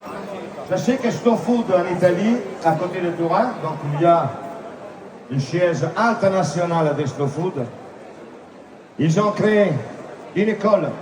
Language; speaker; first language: French; native; French